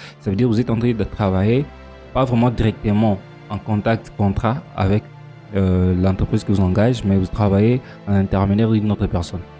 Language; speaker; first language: French; non-native, local second language; Lingala